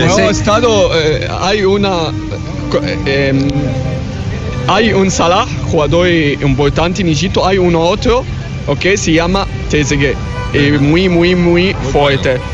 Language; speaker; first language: Spanish; non-native, learner; Arabic